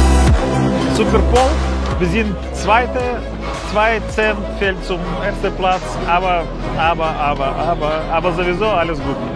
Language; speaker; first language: German; non-native, learner; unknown